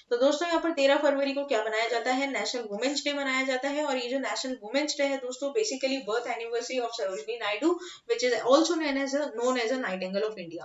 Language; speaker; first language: Hindi; native; Hindi